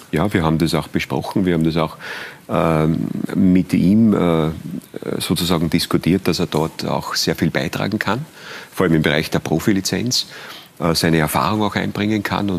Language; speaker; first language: German; native; German